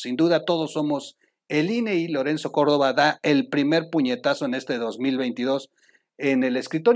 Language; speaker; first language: Spanish; native; Spanish